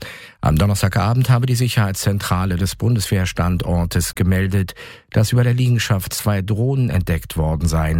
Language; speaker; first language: German; native; German